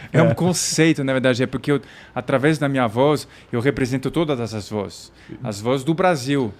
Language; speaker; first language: Portuguese; non-native, fluent; French